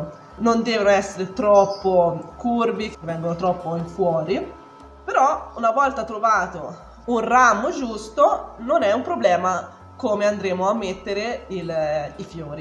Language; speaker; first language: Italian; native; Italian